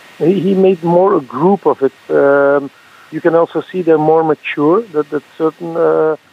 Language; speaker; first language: English; non-native, fluent; Dutch